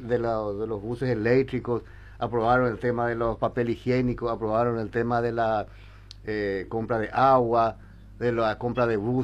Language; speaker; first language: Spanish; native; Spanish